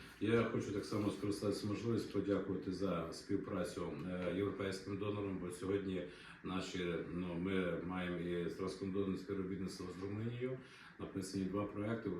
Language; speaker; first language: Ukrainian; native; Ukrainian